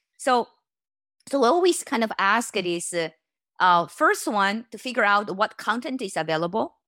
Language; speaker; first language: English; non-native, fluent; Chinese